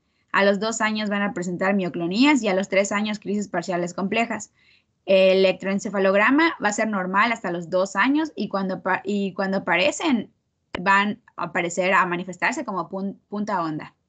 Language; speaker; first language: Spanish; native; Spanish